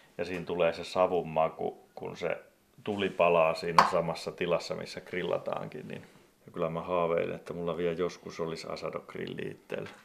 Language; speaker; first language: Finnish; native; Finnish